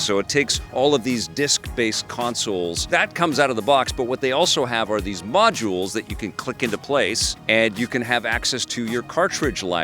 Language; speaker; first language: English; native; English